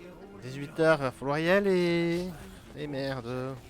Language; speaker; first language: French; native; French